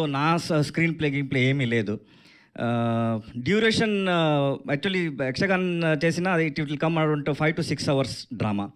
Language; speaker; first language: Telugu; non-native, learner; Kannada